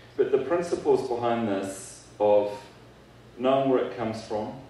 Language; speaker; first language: English; native; English